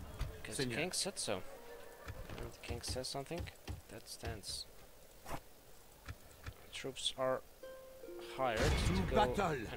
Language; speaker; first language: English; native; English